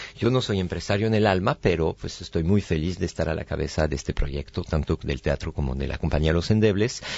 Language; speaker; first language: Spanish; non-native, fluent; French